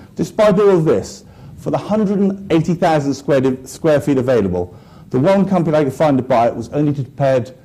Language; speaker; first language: English; native; English